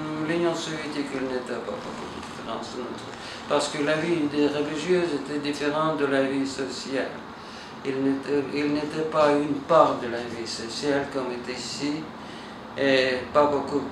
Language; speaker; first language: French; non-native, fluent; Russian